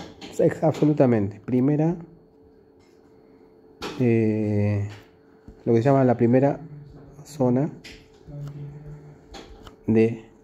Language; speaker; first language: Spanish; native; Spanish